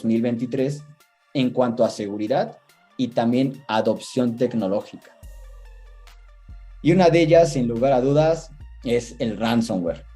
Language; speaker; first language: Spanish; native; Spanish